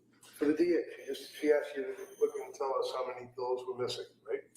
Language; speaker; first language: English; native; English